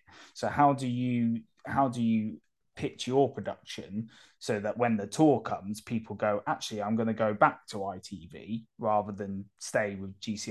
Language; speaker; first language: English; native; English